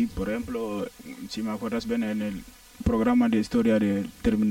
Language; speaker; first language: Spanish; non-native, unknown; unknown